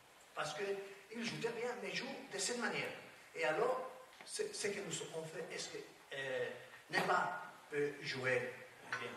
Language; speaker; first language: French; non-native, learner; Spanish